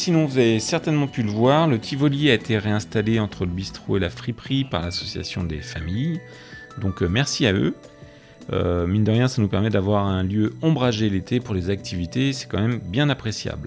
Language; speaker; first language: French; native; French